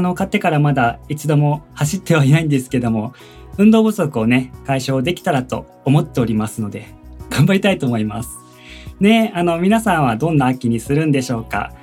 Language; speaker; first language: Japanese; native; Japanese